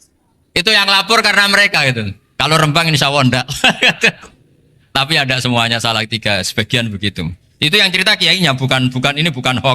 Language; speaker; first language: Indonesian; non-native, local second language; Javanese